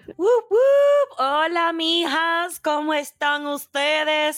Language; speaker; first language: Spanish; early bilingual, heritage; Spanish